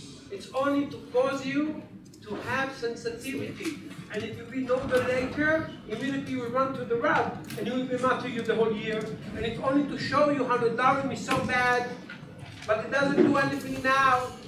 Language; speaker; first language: English; non-native, learner; Hebrew